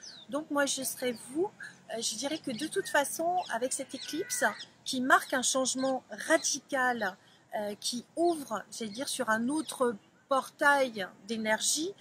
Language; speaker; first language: French; native; French